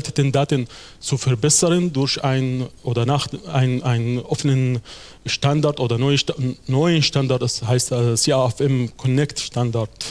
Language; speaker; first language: German; non-native, fluent; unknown